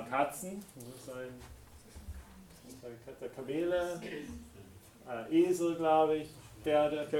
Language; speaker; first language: German; non-native, fluent; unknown